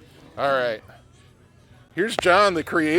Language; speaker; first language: English; native; English